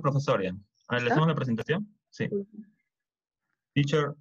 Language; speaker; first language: Spanish; native; Spanish